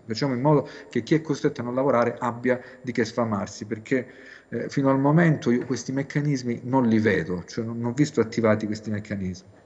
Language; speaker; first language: Italian; native; Italian